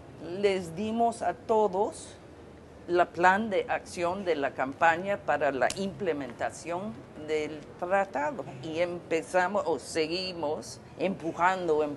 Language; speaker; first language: Spanish; non-native, fluent; English